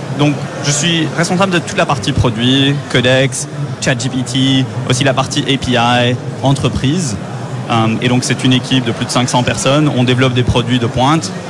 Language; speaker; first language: French; native; French